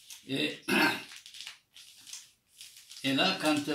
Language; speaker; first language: French; non-native, fluent; Armenian